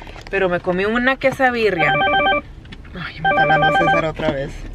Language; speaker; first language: Spanish; early bilingual, heritage; Spanish